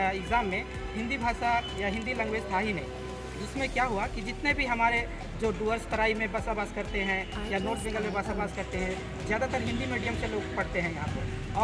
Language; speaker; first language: Hindi; non-native, local second language; Sadri